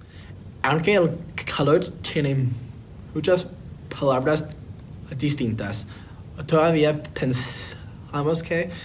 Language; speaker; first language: Spanish; non-native, learner; English